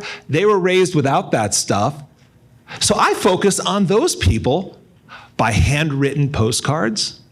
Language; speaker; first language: English; native; English